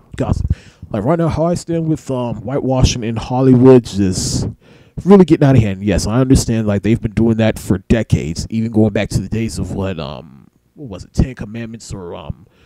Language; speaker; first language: English; native; English